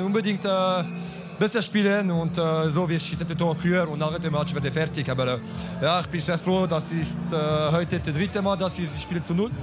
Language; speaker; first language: German; non-native, learner; French